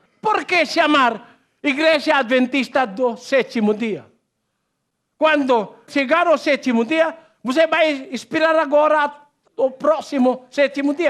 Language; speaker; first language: Portuguese; non-native, learner; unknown